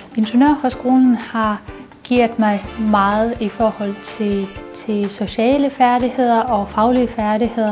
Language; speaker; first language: Danish; non-native, fluent; Belarusian